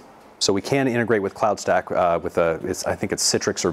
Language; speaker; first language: English; native; English